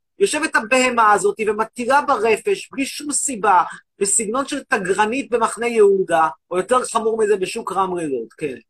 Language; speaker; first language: Hebrew; native; Hebrew